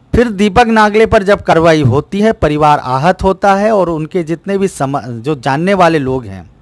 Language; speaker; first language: Hindi; native; Hindi